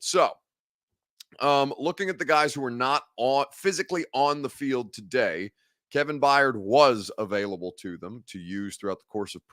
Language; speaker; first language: English; native; English